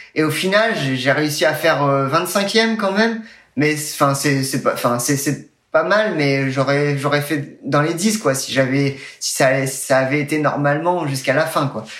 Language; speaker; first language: French; native; French